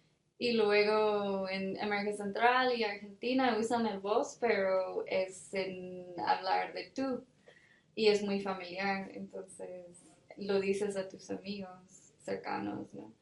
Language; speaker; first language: Spanish; non-native, fluent; English